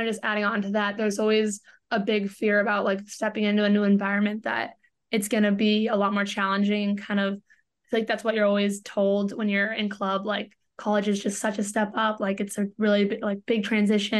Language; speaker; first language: English; native; English